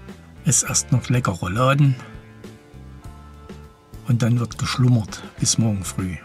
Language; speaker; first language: German; native; German